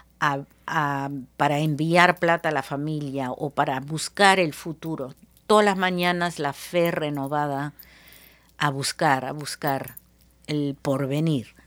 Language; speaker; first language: Spanish; early bilingual, heritage; Spanish